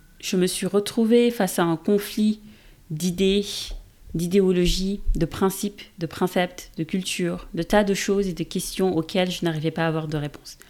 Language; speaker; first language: French; non-native, local second language; Wolof